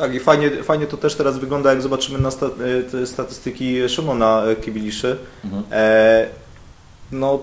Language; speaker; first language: Polish; native; Polish